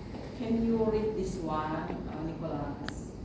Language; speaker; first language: English; non-native, learner; Indonesian